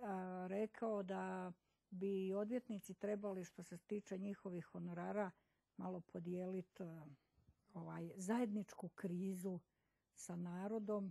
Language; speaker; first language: Croatian; native; Croatian